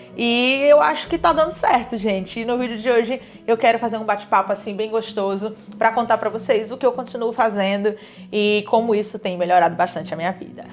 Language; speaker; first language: Portuguese; native; Portuguese